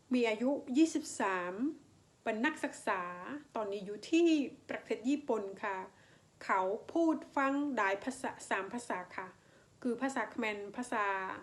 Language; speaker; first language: Thai; non-native, learner; Khmer